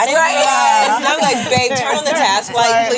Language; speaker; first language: English; native; English